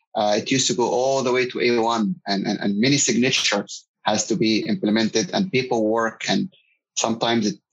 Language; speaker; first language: English; non-native, fluent; Arabic